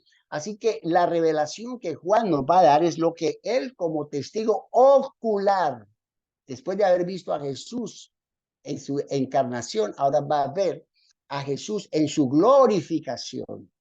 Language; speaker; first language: Spanish; native; Spanish